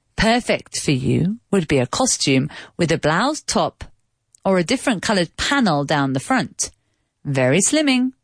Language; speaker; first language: English; native; English